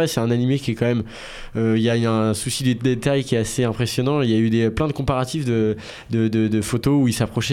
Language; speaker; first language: French; native; French